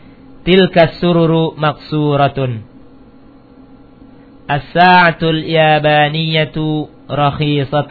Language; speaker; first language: Arabic; non-native, fluent; Indonesian